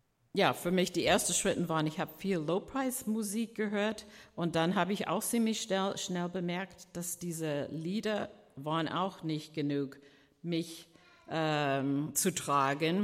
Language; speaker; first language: German; non-native, fluent; English